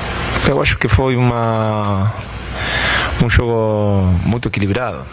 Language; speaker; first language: Portuguese; non-native, fluent; Spanish